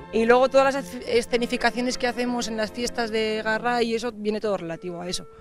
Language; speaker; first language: Spanish; native; Spanish